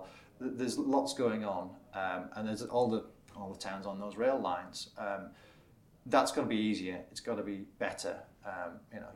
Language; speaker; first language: English; native; English